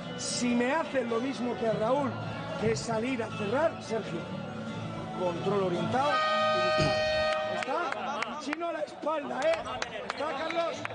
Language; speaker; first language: Spanish; native; Spanish